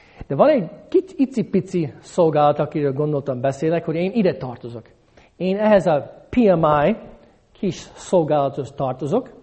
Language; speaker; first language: Hungarian; non-native, fluent; English